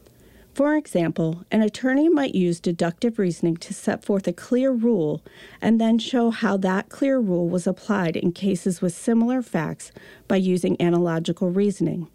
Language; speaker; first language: English; native; English